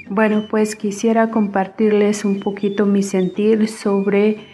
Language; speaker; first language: Spanish; non-native, local second language; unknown